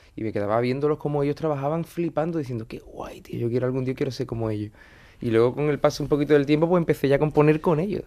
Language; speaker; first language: Spanish; native; Spanish